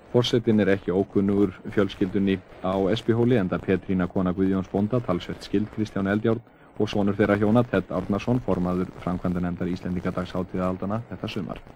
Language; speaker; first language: Icelandic; native; Icelandic